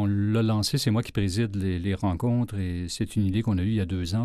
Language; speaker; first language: French; native; French